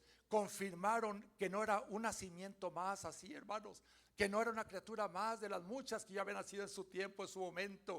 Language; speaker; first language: Spanish; native; Spanish